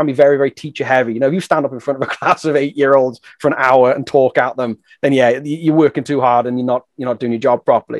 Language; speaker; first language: English; native; English